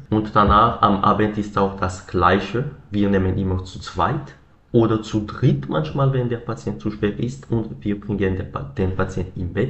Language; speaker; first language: German; non-native, learner; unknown